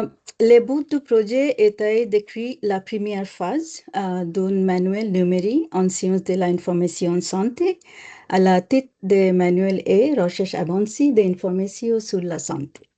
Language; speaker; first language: French; non-native, learner; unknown